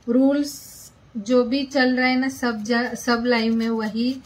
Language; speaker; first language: Hindi; non-native, local second language; Marathi